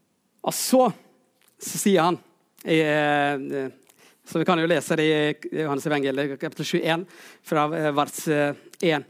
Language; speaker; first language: Norwegian; non-native, fluent; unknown